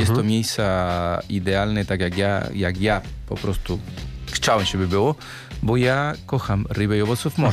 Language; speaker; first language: Polish; non-native, learner; Spanish